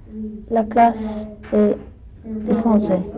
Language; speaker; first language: French; non-native, learner; English